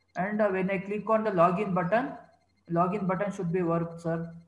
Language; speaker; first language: English; non-native, local second language; Kannada